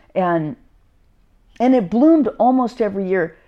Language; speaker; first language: English; native; English